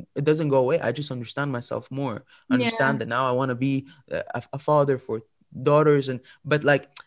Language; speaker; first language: English; non-native, fluent; Arabic